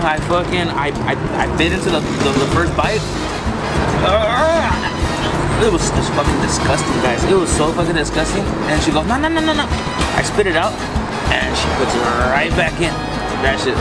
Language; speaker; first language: English; early bilingual, other home language; Spanish